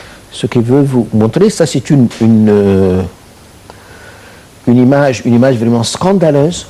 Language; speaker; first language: French; non-native, fluent; Arabic